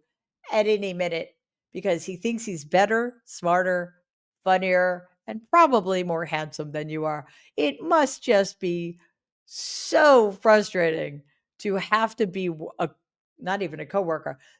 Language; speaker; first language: English; native; English